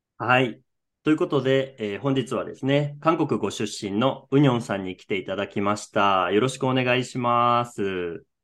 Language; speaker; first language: Japanese; native; Japanese